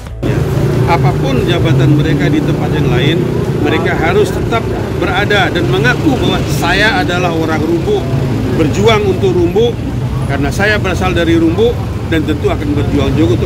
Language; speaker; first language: Indonesian; non-native, local second language; Sasak